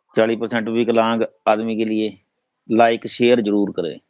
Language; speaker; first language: Hindi; non-native, local second language; Punjabi